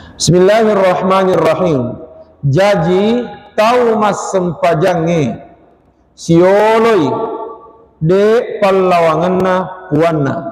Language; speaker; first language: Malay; non-native, local second language; Buginese